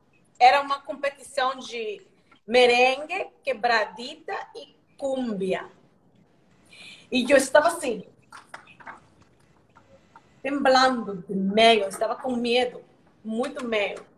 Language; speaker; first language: Portuguese; non-native, learner; Spanish